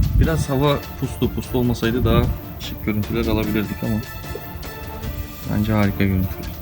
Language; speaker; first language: Turkish; native; Turkish